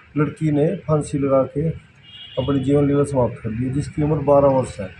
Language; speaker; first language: Hindi; native; Hindi